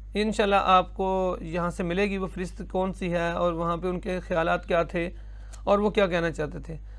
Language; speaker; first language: Urdu; non-native, local second language; Punjabi